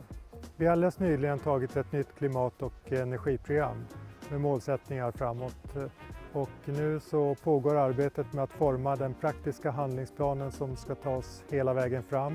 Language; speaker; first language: Swedish; native; Swedish